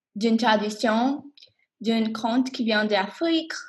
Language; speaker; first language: French; non-native, learner; English